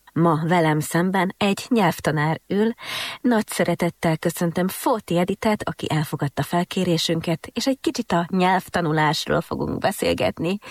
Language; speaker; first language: Hungarian; native; Hungarian